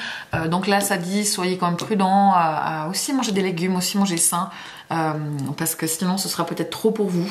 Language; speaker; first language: French; native; French